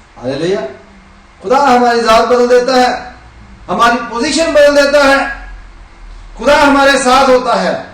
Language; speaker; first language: Urdu; non-native, local second language; Punjabi